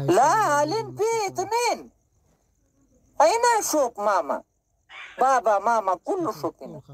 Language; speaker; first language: Arabic; non-native, learner; Pashto